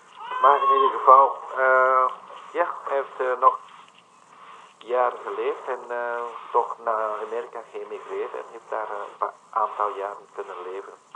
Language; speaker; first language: Dutch; non-native, learner; Vietnamese